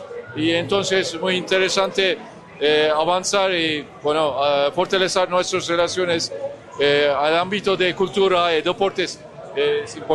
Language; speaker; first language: Spanish; non-native, learner; Turkish